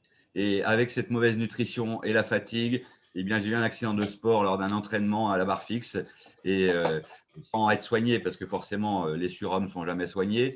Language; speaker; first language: French; native; French